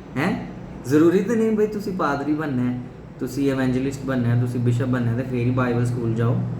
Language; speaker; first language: Urdu; non-native, local second language; Punjabi